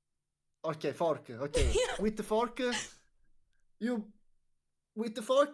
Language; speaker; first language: English; non-native, learner; Italian